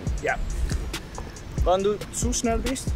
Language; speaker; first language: German; non-native, learner; Dutch